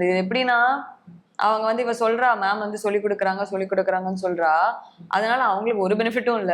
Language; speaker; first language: Tamil; native; Tamil